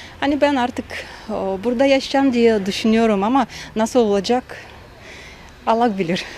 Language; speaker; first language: Turkish; non-native, fluent; Russian